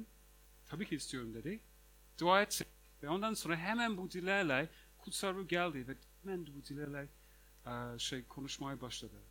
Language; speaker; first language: Turkish; non-native, fluent; English